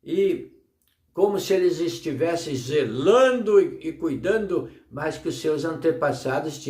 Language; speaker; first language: Portuguese; native; Portuguese